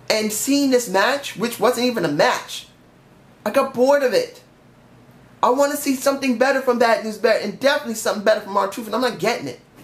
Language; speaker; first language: English; native; English